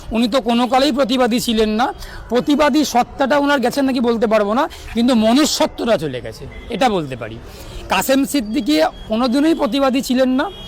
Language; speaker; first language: Bangla; native; Bangla